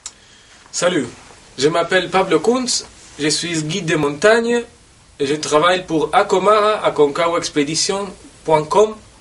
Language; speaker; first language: French; non-native, fluent; Spanish